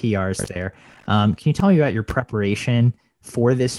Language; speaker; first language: English; native; English